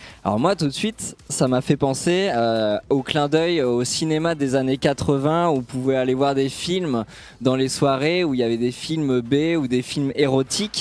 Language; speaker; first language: French; native; French